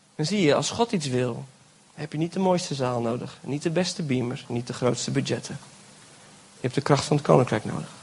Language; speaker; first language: Dutch; native; Dutch